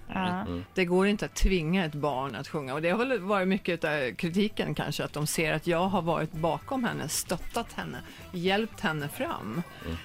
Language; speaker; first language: Swedish; native; Swedish